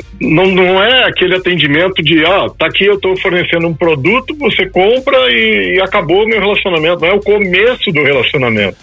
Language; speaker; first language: Portuguese; native; Portuguese